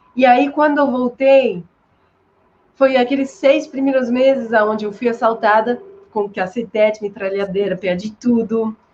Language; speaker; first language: Portuguese; non-native, fluent; French